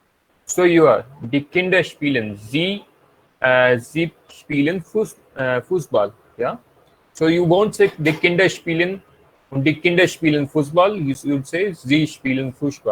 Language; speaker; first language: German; non-native, fluent; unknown